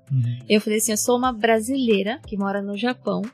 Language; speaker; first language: Portuguese; early bilingual, heritage; Japanese